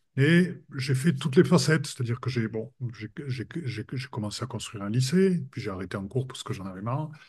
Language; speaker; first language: French; native; French